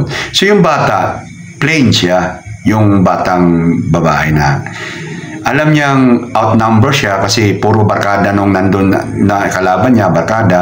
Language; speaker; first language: Filipino; non-native, local second language; Cebuano